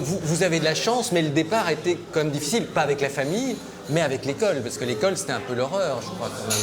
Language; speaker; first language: French; native; French